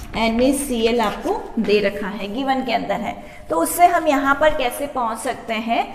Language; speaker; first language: Hindi; native; Hindi